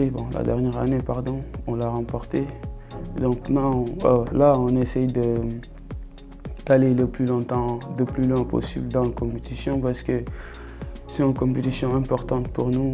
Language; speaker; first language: French; non-native, local second language; Wolof